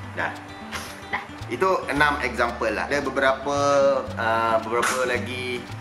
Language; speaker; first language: Malay; native; Malay